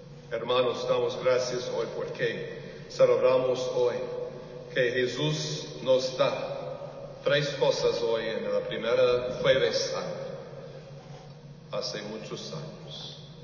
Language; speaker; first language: Spanish; non-native, learner; English